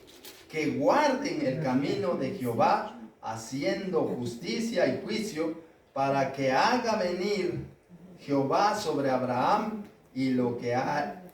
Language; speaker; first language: Spanish; native; Spanish